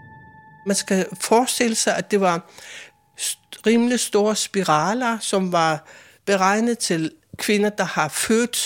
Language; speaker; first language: Swedish; non-native, fluent; Kalaallisut